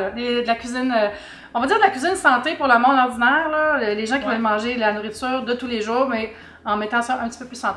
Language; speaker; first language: French; native; French